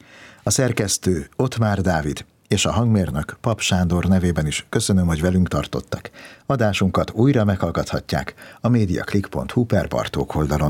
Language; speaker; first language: Hungarian; native; Hungarian